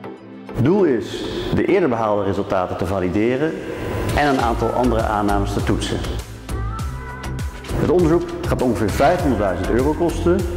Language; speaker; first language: Dutch; native; Dutch